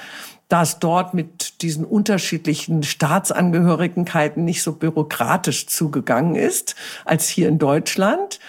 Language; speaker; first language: German; native; German